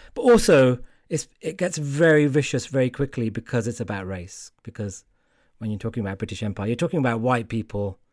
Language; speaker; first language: English; native; English